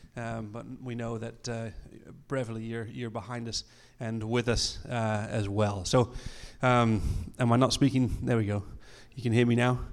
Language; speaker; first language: English; native; English